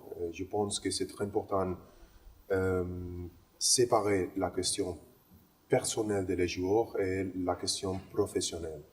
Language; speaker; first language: French; non-native, learner; Spanish